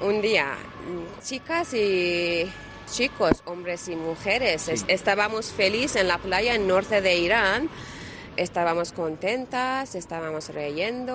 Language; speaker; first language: Spanish; non-native, learner; Persian